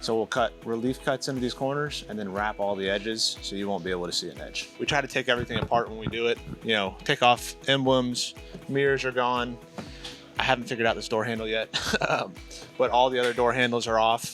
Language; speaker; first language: English; native; English